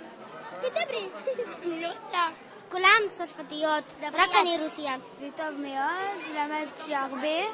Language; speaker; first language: Hebrew; early bilingual, other home language; Russian